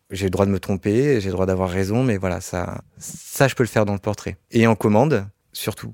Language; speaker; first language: French; native; French